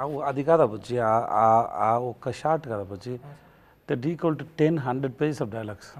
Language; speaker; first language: Telugu; non-native, learner; Tamil